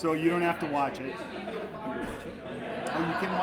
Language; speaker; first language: English; native; English